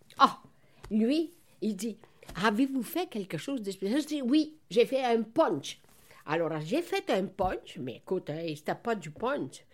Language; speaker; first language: French; non-native, fluent; Italian